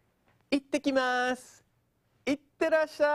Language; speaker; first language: Japanese; non-native, fluent; English